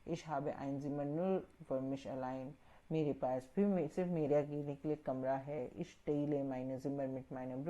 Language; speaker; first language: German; non-native, learner; Hindi